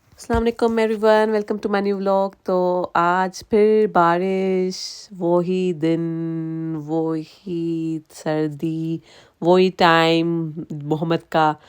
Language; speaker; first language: Urdu; non-native, local second language; Sindhi